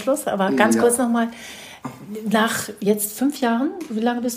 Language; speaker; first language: German; native; German